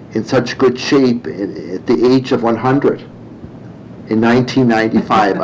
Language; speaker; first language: English; early bilingual, other home language; German